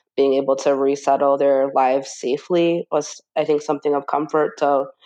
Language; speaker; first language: English; native; English